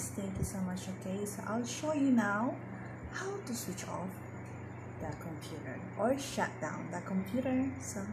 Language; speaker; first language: English; non-native, local second language; Filipino